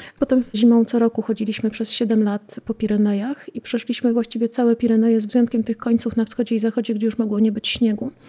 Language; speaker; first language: Polish; native; Polish